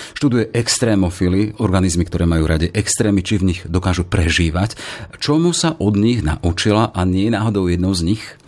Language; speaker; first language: Slovak; native; Slovak